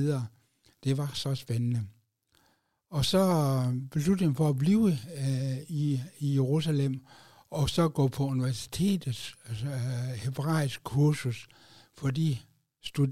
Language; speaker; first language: Danish; native; Danish